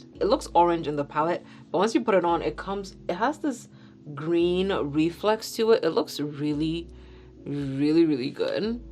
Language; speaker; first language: English; native; English